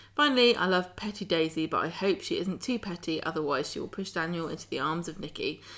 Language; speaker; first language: English; native; English